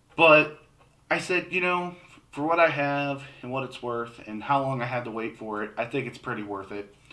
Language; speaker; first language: English; native; English